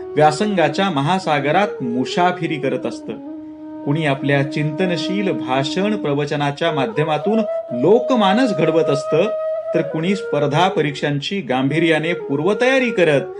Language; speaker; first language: Marathi; native; Marathi